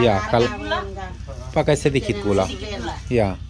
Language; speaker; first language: Indonesian; non-native, learner; Romanian